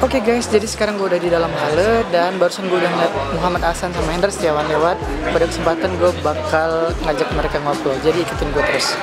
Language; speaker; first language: Indonesian; native; Indonesian